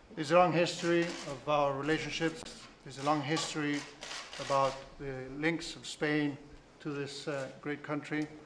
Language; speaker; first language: English; non-native, fluent; Spanish